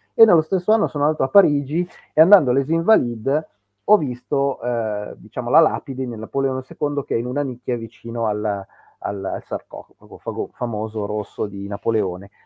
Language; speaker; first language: Italian; native; Italian